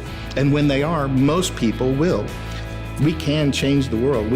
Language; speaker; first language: English; native; English